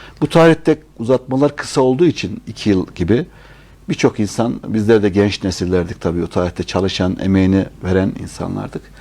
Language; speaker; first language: Turkish; native; Turkish